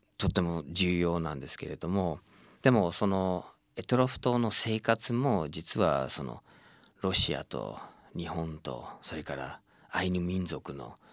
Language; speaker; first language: Japanese; non-native, fluent; English